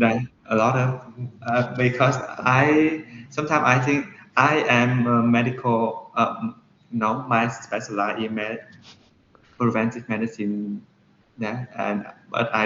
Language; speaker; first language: English; non-native, learner; Vietnamese